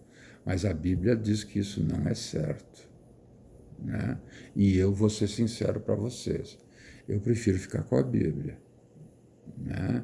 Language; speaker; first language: Portuguese; native; Portuguese